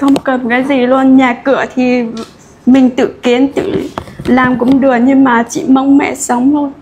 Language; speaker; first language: Vietnamese; non-native, local second language; Hmong